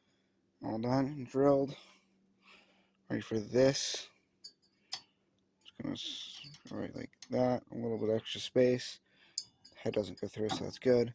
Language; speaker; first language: English; native; English